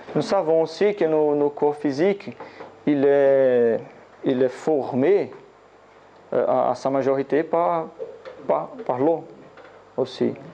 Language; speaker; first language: French; non-native, learner; Portuguese